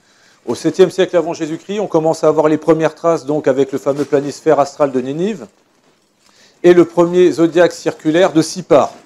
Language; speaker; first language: French; native; French